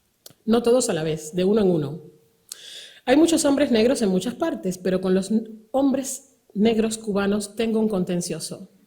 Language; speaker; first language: Spanish; native; Spanish